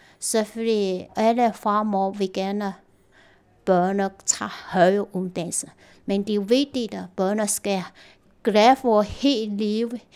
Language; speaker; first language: Danish; non-native, learner; Chinese